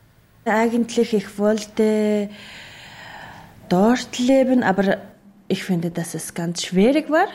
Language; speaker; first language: German; non-native, learner; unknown